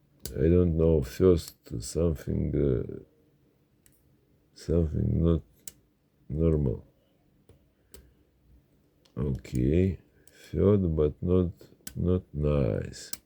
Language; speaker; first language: English; non-native, learner; Russian